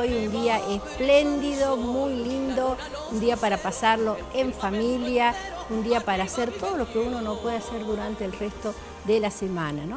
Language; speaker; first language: Spanish; native; Spanish